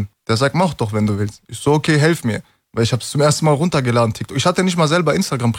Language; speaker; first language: German; early bilingual, other home language; Turkish